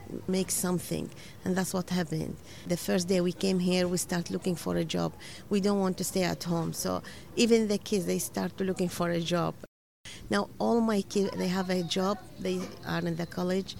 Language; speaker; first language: English; non-native, learner; Arabic